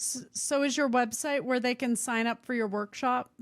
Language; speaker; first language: English; native; English